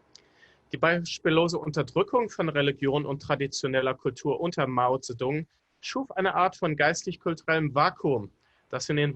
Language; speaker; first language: German; native; German